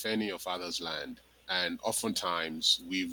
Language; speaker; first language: English; non-native, local second language; Yoruba